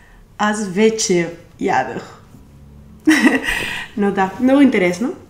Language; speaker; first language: Bulgarian; non-native, learner; Spanish